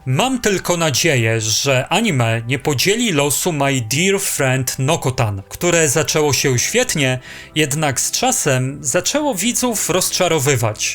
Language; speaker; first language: Polish; native; Polish